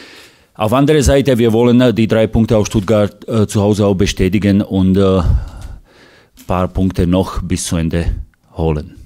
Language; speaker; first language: German; non-native, fluent; Hungarian